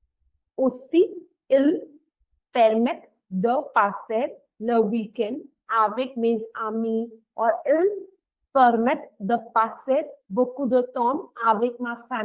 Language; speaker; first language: French; non-native, fluent; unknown